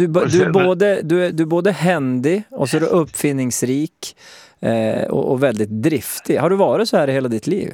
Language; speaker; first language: Swedish; native; Swedish